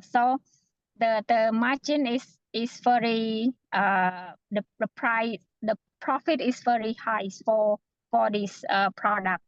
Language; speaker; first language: English; non-native, fluent; Khmer